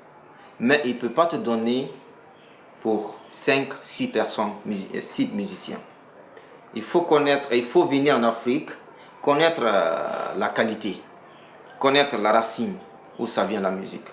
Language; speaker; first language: French; non-native, local second language; Mandingo